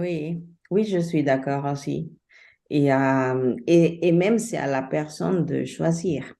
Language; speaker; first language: French; non-native, fluent; Spanish